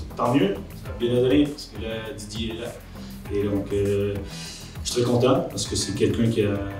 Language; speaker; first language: French; native; French